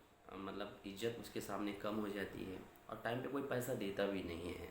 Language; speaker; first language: Hindi; non-native, local second language; Marathi